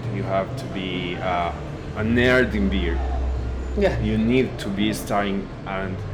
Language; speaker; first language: English; non-native, learner; Spanish